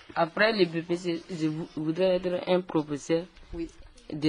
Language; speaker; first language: French; non-native, local second language; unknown